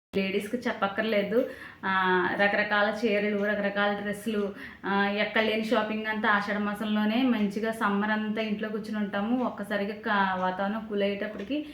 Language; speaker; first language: Telugu; native; Telugu